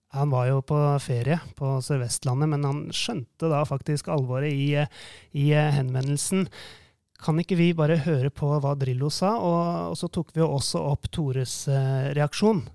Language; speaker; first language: Norwegian; native; Norwegian